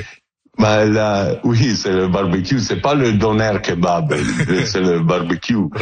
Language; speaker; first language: French; non-native, learner; Italian